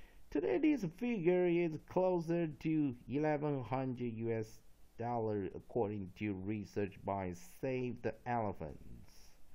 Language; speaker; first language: English; non-native, fluent; Chinese